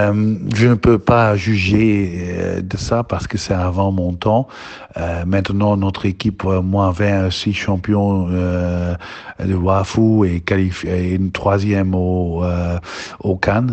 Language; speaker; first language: French; non-native, learner; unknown